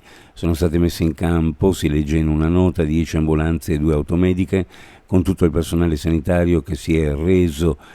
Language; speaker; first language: Italian; native; Italian